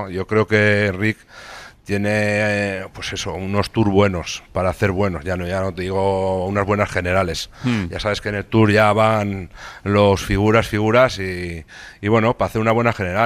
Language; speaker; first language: Spanish; native; Spanish